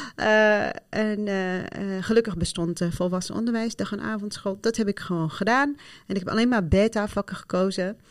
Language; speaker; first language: Dutch; non-native, fluent; Arabic